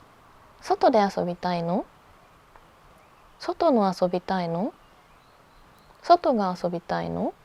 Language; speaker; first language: Japanese; early bilingual, heritage; Japanese